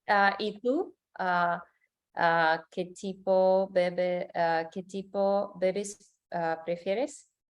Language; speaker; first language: Spanish; non-native, learner; English